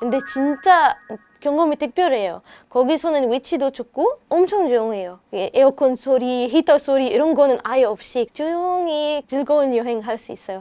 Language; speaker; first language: Korean; non-native, fluent; Arabic